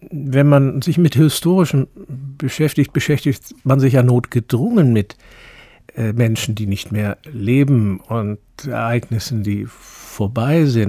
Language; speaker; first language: German; native; German